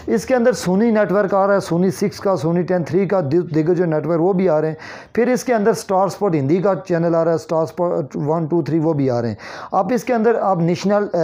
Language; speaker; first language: Urdu; non-native, local second language; Kashmiri